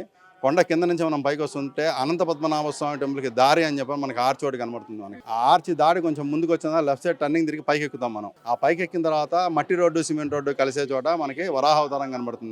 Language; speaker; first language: Telugu; native; Telugu